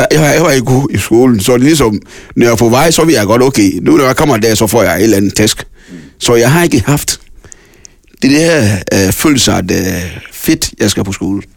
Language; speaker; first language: Danish; non-native, fluent; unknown